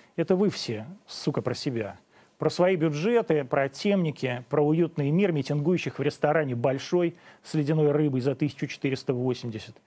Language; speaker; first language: Russian; native; Russian